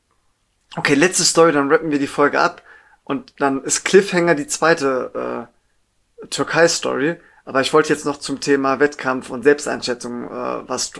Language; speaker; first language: German; native; German